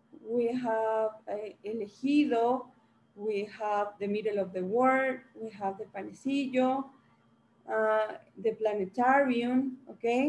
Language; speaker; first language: English; non-native, learner; Spanish